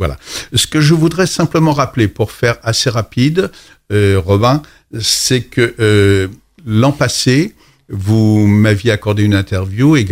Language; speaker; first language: French; native; French